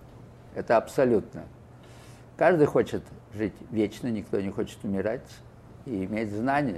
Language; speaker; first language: Russian; native; Russian